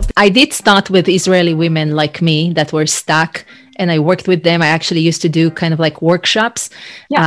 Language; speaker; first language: English; non-native, fluent; Hebrew